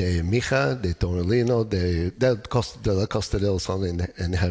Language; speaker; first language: Spanish; non-native, learner; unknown